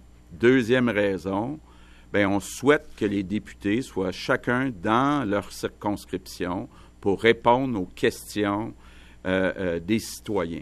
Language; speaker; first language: French; native; French